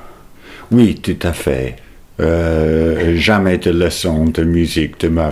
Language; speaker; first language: French; non-native, fluent; English